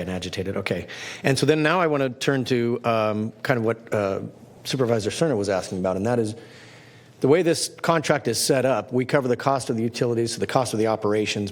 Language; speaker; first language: English; native; English